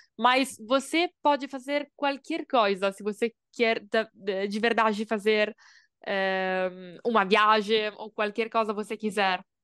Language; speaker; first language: Portuguese; non-native, learner; Italian